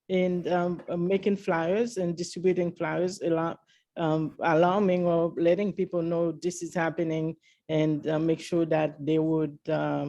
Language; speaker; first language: English; early bilingual, other home language; Haitian Creole